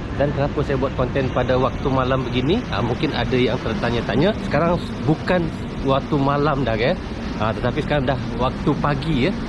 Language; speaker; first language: Malay; native; Malay